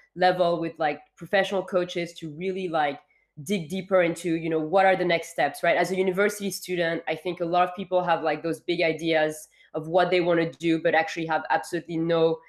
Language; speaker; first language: English; non-native, fluent; French